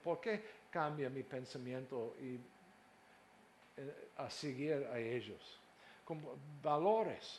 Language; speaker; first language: Spanish; non-native, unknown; English